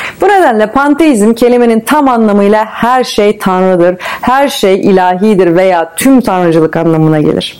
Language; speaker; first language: Turkish; native; Turkish